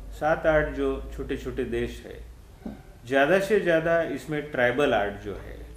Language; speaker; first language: Hindi; non-native, local second language; Marathi